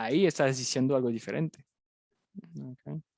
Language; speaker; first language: Spanish; non-native, fluent; French